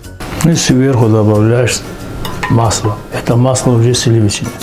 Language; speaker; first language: Russian; non-native, fluent; Azerbaijani